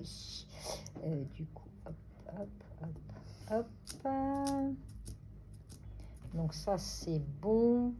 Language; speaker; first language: French; native; French